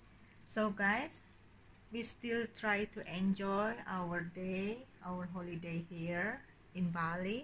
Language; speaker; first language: English; non-native, learner; Indonesian